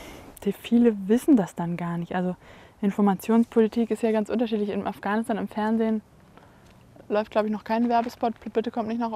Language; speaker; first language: German; native; German